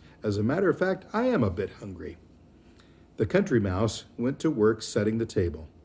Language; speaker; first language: English; native; English